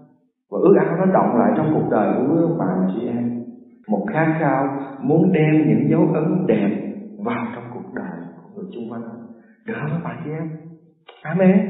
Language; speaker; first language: Vietnamese; native; Vietnamese